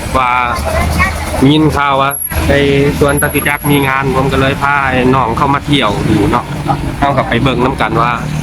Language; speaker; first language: Thai; native; Thai